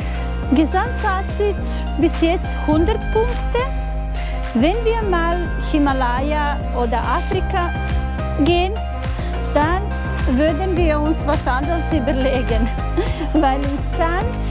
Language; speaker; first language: German; non-native, fluent; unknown